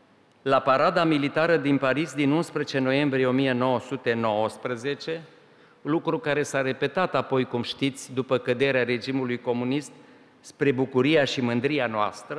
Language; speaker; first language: Romanian; native; Romanian